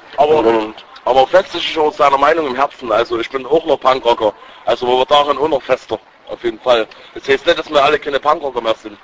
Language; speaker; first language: German; native; German